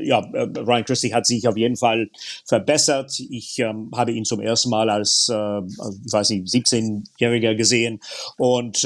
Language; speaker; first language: German; non-native, fluent; English